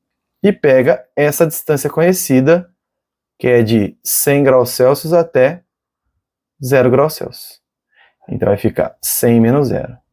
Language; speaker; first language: Portuguese; native; Portuguese